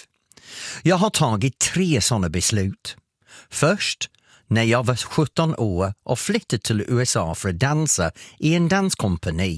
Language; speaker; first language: Swedish; non-native, fluent; English